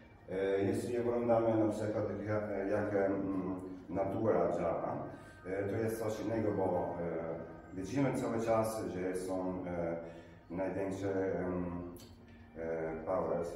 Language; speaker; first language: Polish; non-native, learner; Italian